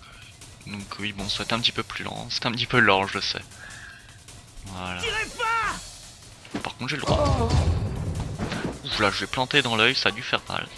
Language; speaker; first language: French; native; French